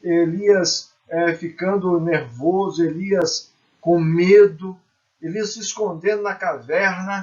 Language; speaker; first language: Portuguese; native; Portuguese